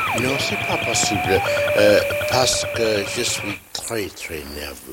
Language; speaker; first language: French; non-native, learner; English